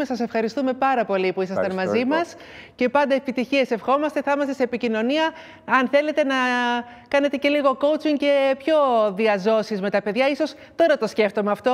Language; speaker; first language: Greek; native; Greek